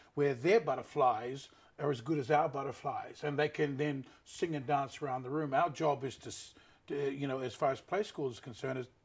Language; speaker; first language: English; native; English